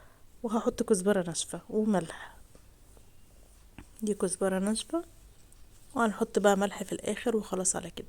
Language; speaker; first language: Arabic; native; Arabic